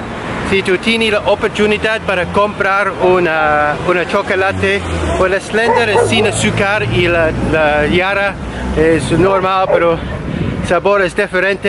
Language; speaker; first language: Spanish; non-native, learner; English